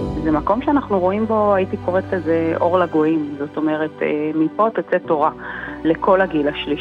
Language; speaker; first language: Hebrew; native; Hebrew